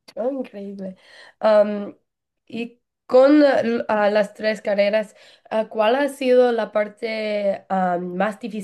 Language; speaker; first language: Spanish; non-native, learner; English